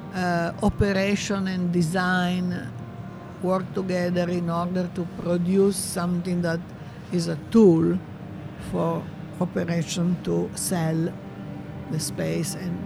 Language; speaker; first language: English; non-native, fluent; Italian